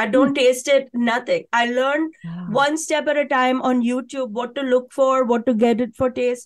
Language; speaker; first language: English; non-native, local second language; Hindi